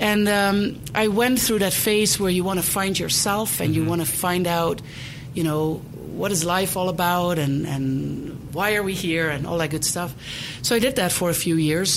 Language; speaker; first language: English; non-native, fluent; Dutch